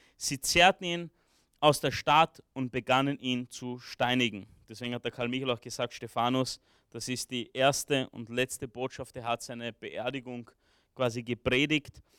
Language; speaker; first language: German; early bilingual, other home language; Romanian